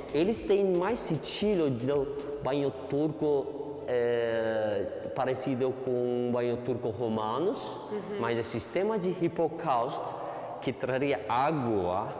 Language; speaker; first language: Portuguese; non-native, learner; Turkish